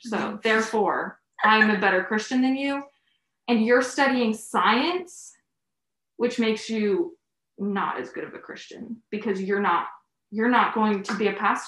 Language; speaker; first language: English; native; English